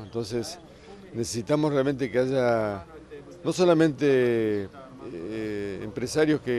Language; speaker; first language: Spanish; native; Spanish